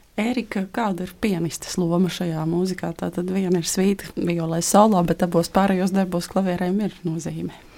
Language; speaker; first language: Latvian; native; Latvian